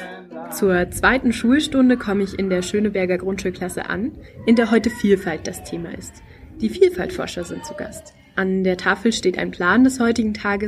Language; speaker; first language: German; native; German